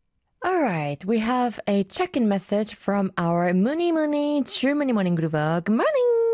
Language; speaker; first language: English; non-native, fluent; Korean